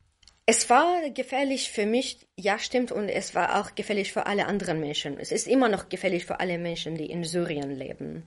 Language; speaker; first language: German; non-native, fluent; Arabic